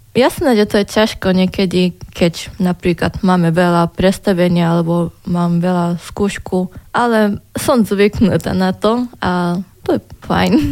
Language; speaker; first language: Slovak; non-native, learner; Japanese